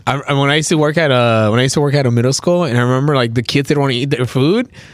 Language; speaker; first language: English; native; English